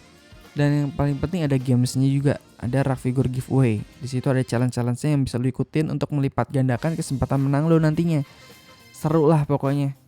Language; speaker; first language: Indonesian; native; Indonesian